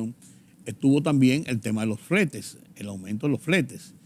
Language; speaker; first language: Spanish; native; Spanish